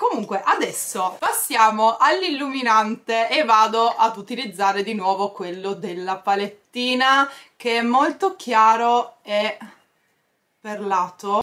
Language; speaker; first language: Italian; native; Italian